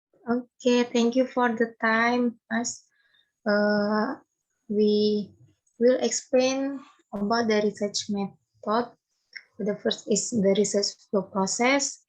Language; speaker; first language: English; non-native, learner; Indonesian